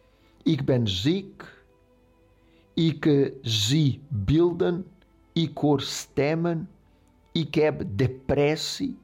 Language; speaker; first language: Dutch; non-native, local second language; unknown